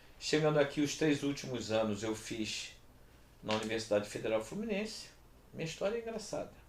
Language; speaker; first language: Portuguese; early bilingual, other home language; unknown